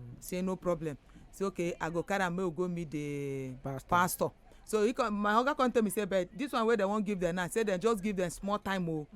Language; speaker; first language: Nigerian Pidgin; non-native, local second language; Igbo